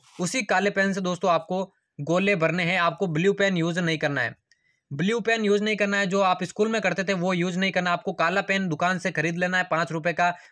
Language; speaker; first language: Hindi; native; Hindi